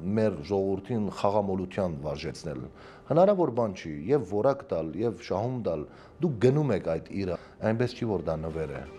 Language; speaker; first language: Armenian; early bilingual, heritage; Armenian